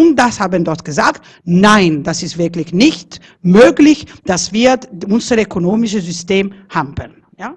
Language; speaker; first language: German; non-native, fluent; Italian